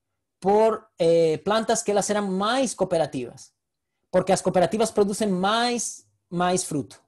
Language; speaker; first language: Portuguese; non-native, fluent; Spanish